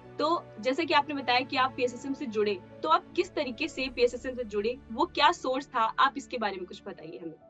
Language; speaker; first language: Hindi; native; Hindi